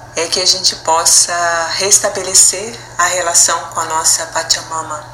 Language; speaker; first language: Portuguese; native; Portuguese